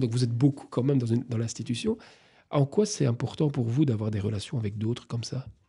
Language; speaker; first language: French; native; French